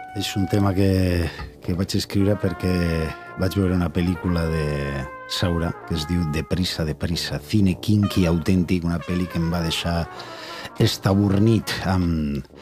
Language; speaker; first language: Catalan; non-native, local second language; Spanish